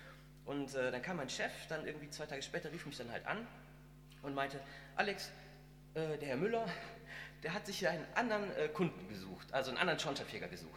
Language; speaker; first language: German; native; German